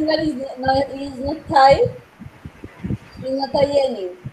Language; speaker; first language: English; non-native, learner; Spanish